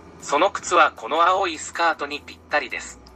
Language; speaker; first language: Japanese; non-native, learner; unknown